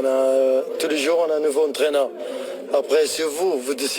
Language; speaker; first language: French; non-native, learner; Arabic